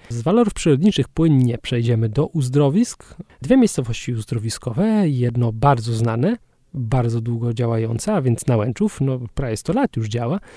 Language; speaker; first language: Polish; native; Polish